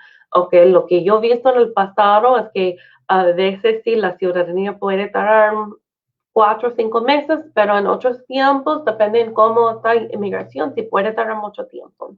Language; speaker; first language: Spanish; non-native, fluent; English